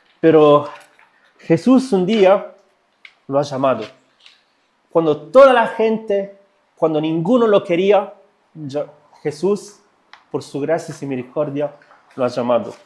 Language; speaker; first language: Spanish; non-native, fluent; Italian